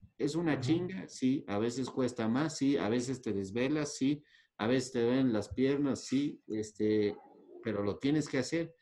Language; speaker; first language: Spanish; native; Spanish